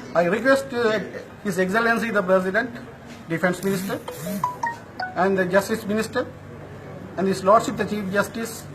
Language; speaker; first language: English; non-native, local second language; Tamil